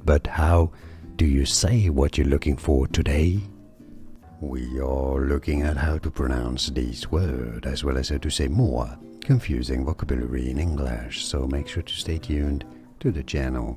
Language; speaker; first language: English; non-native, fluent; French